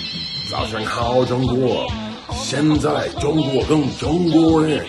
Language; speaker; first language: Chinese; non-native, learner; English